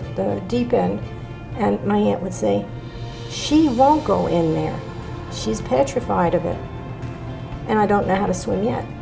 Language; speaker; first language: English; native; English